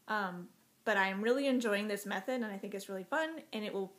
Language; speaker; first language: English; native; English